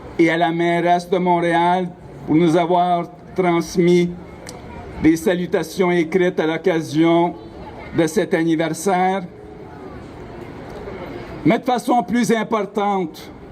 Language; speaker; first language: French; non-native, local second language; Ukrainian